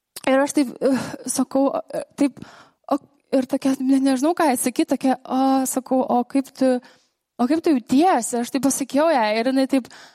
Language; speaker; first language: Lithuanian; native; Lithuanian